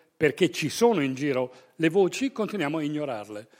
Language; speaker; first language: Italian; native; Italian